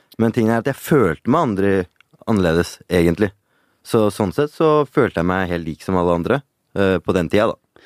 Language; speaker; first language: Norwegian; early bilingual, other home language; Punjabi